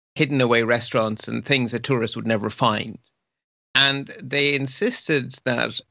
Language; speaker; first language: English; non-native, fluent; Dutch